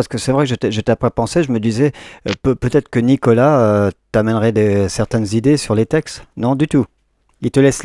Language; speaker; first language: French; native; French